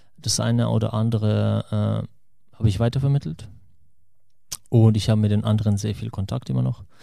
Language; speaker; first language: German; non-native, fluent; Russian